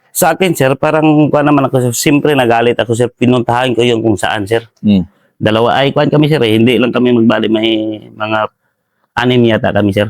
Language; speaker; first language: Filipino; non-native, local second language; Cebuano